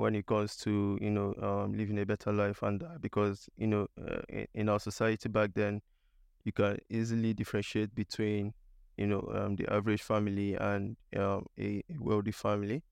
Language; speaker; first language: English; non-native, local second language; Igbo